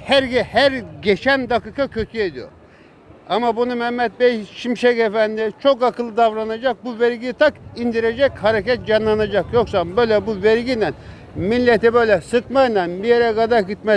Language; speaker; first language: Turkish; native; Turkish